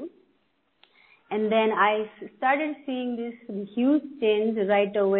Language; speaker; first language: English; non-native, local second language; Nepali